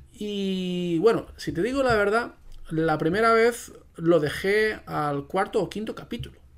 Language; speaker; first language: Spanish; non-native, local second language; Catalan